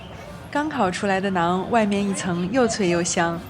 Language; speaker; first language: Chinese; native; Chinese